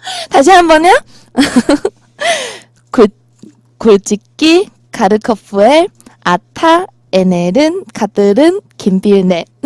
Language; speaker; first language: Korean; non-native, fluent; Chinese